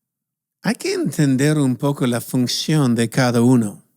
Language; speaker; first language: Spanish; non-native, fluent; English